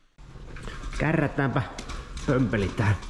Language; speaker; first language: Finnish; native; Finnish